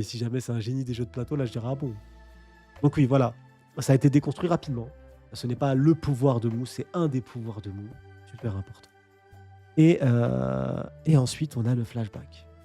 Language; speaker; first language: French; native; French